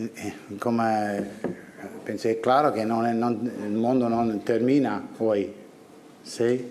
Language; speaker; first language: Spanish; non-native, learner; English